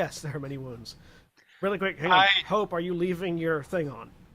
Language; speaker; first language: English; native; English